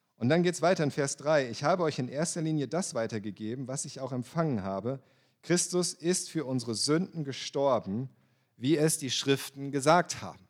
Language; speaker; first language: German; native; German